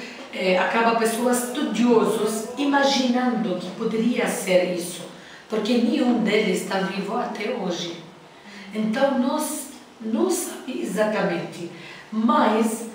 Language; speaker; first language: Portuguese; non-native, learner; Arabic